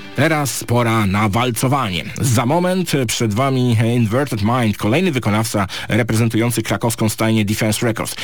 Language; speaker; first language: Polish; native; Polish